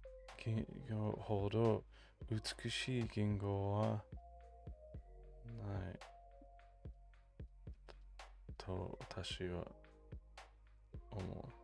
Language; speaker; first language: Japanese; non-native, learner; English